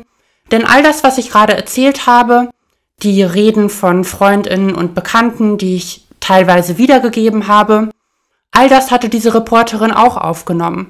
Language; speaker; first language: German; native; German